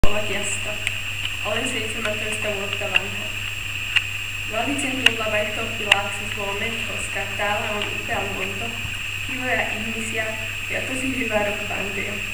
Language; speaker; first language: Finnish; non-native, fluent; Slovak